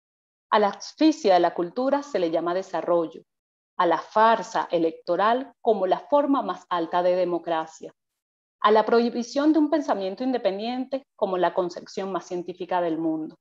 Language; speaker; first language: Spanish; native; Spanish